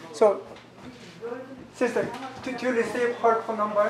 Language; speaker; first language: English; non-native, learner; Korean